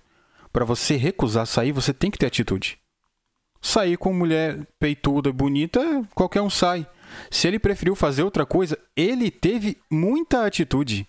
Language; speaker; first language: Portuguese; native; Portuguese